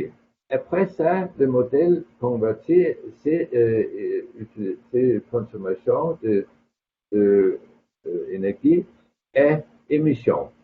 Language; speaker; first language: French; non-native, fluent; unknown